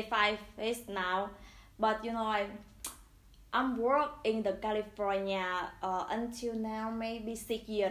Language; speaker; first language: English; non-native, learner; Vietnamese